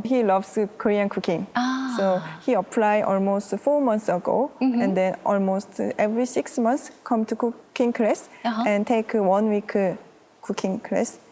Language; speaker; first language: English; non-native, learner; Korean